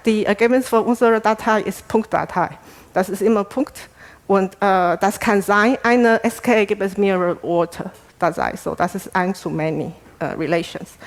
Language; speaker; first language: German; non-native, learner; Chinese